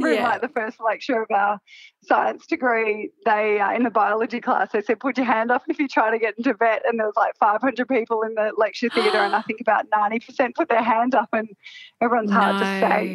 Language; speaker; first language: English; native; English